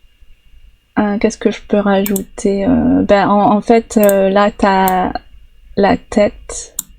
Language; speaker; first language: French; native; French